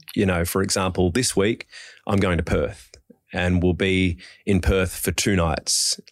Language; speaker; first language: English; native; English